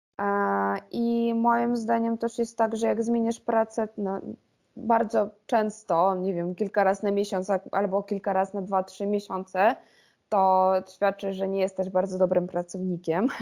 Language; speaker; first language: Polish; non-native, fluent; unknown